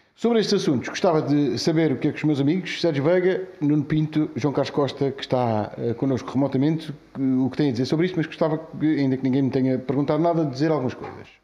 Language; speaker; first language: Portuguese; native; Portuguese